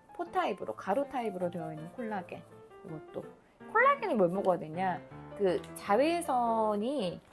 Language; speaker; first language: Korean; native; Korean